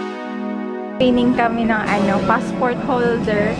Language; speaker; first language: Filipino; native; Filipino